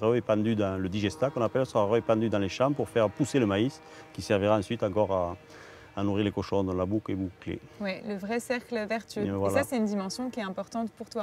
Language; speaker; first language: French; native; French